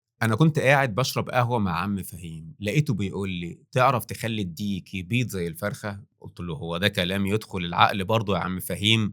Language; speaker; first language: Arabic; native; Arabic